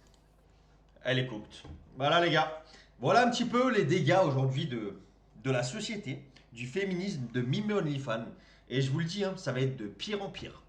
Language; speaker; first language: French; native; French